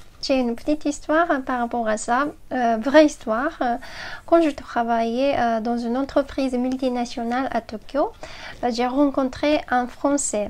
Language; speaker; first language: French; non-native, fluent; Japanese